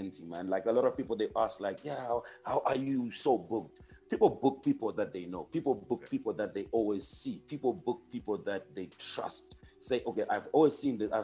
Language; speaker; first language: English; non-native, local second language; Shona